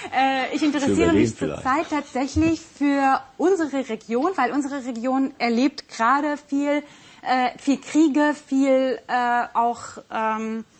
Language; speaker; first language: German; non-native, fluent; Russian